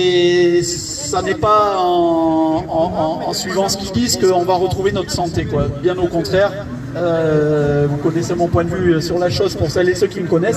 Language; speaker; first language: French; native; French